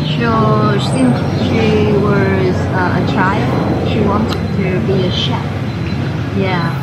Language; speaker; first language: English; non-native, fluent; Vietnamese